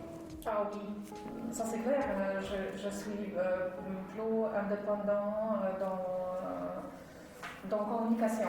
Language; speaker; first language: French; non-native, learner; Polish